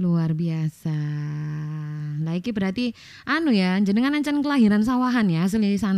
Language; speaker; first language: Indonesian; non-native, local second language; Javanese